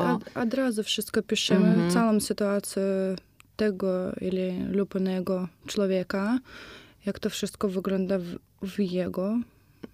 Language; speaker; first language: Polish; non-native, fluent; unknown